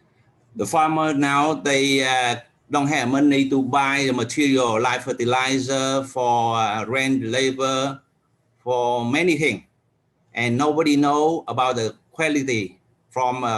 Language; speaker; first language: English; non-native, learner; Vietnamese